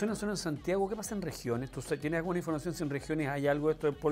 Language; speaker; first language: Spanish; native; Spanish